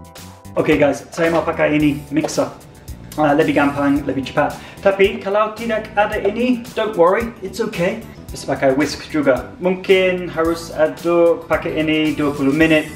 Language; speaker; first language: Indonesian; non-native, learner; English